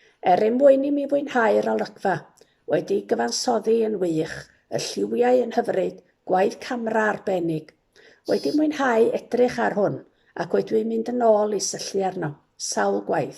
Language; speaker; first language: Welsh; native; Welsh